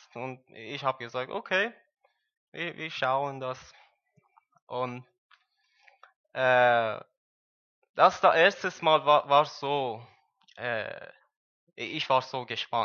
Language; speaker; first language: German; non-native, learner; Persian